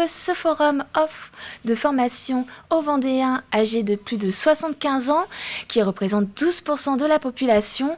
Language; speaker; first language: French; native; French